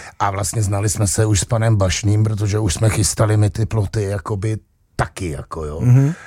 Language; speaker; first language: Czech; native; Czech